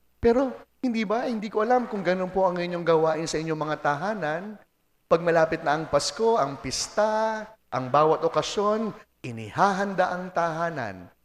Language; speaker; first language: Filipino; native; Filipino